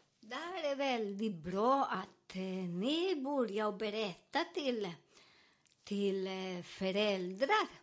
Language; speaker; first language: Swedish; non-native, learner; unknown